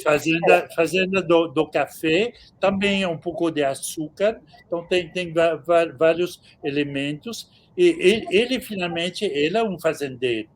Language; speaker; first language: Portuguese; non-native, fluent; French